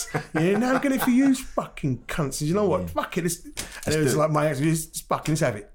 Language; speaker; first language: English; native; English